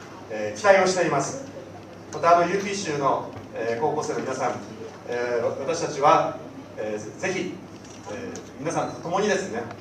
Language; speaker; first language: Japanese; native; Japanese